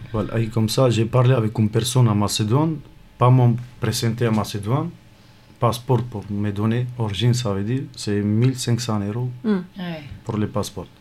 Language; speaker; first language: French; non-native, learner; Romany